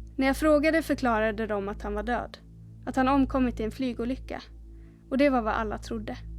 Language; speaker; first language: Swedish; native; Swedish